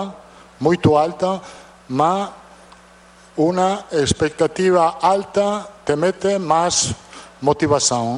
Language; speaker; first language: Portuguese; non-native, learner; Italian